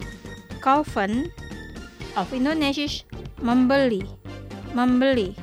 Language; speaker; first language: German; non-native, fluent; Indonesian